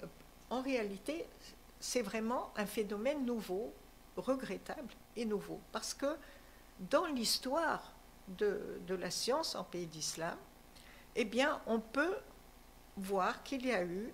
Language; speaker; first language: French; non-native, local second language; Arabic